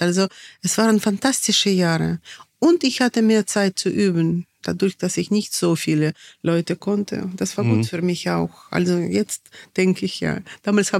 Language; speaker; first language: German; non-native, fluent; Russian